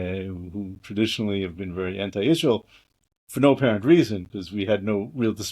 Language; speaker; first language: English; native; English